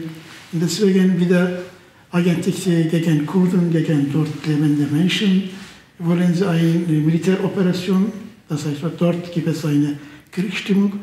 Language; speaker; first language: German; non-native, fluent; Turkish